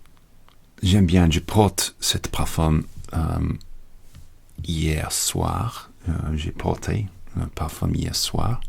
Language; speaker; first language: French; non-native, learner; English